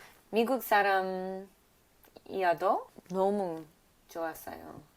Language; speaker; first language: Korean; non-native, learner; English